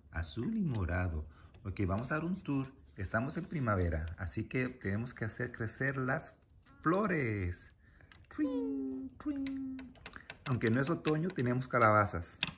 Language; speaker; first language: Spanish; early bilingual, heritage; Spanish